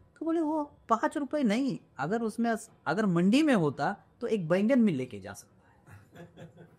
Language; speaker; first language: Hindi; non-native, local second language; Marathi